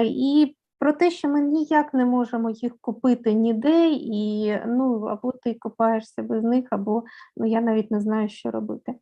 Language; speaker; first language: Ukrainian; native; Ukrainian